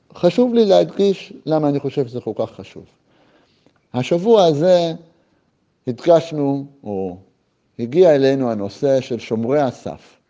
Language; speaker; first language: Hebrew; native; Hebrew